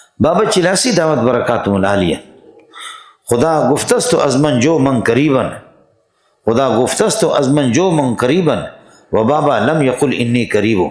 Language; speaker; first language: Urdu; non-native, local second language; Brahui